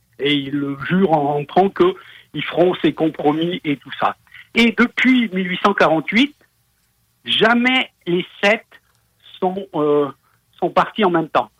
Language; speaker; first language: French; native; French